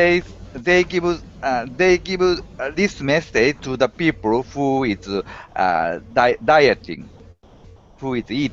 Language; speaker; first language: English; non-native, learner; Japanese